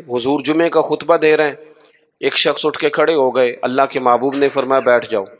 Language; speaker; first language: Urdu; non-native, local second language; Punjabi